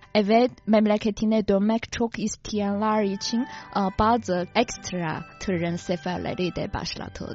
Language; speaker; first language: Turkish; non-native, fluent; Chinese